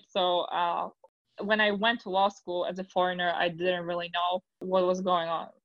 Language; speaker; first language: English; non-native, fluent; Polish